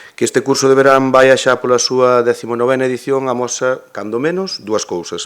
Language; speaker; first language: Galician; native; Galician